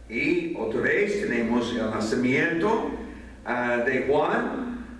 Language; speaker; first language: Spanish; non-native, fluent; English